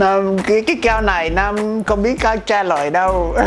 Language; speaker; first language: Vietnamese; non-native, fluent; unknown